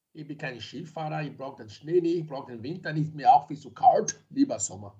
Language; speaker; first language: German; non-native, fluent; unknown